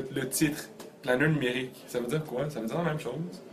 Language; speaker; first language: French; native; French